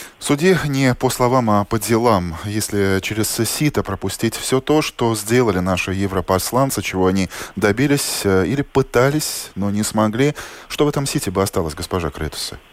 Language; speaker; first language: Russian; native; Russian